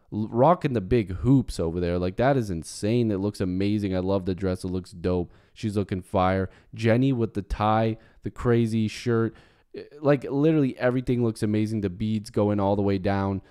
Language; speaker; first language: English; native; English